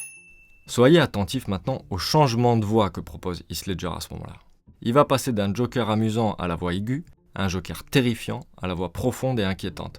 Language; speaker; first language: French; native; French